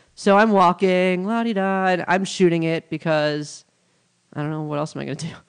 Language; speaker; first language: English; native; English